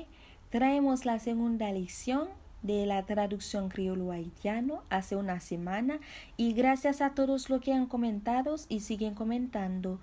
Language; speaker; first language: Spanish; non-native, fluent; Haitian Creole